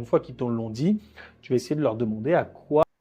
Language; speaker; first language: French; native; French